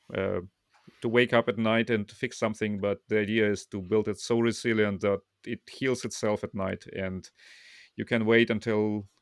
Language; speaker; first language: English; non-native, fluent; Russian